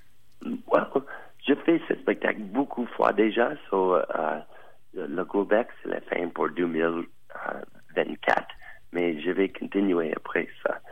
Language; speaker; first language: French; non-native, learner; English